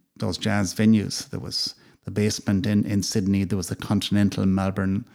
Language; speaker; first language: English; native; English